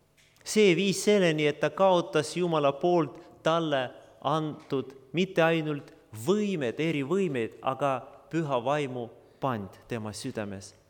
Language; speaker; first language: Estonian; non-native, local second language; Russian